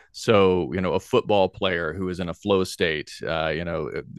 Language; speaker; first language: English; native; English